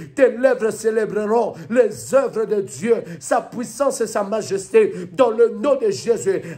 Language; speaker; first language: French; non-native, local second language; Lingala